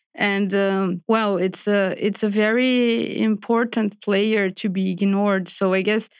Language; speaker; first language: English; non-native, fluent; Portuguese